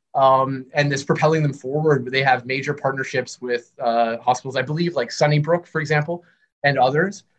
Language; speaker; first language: English; native; English